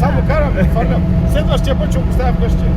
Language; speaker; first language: Bulgarian; native; Bulgarian